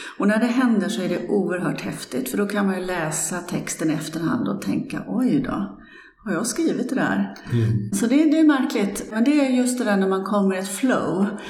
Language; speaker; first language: Swedish; native; Swedish